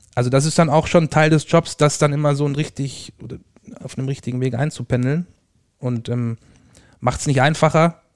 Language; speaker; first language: German; native; German